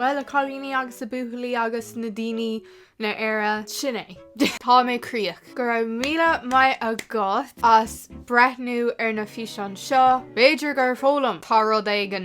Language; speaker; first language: Irish; non-native, local second language; English